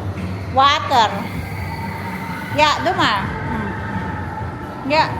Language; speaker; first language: Dutch; non-native, learner; Filipino